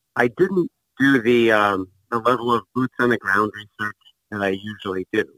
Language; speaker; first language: English; native; English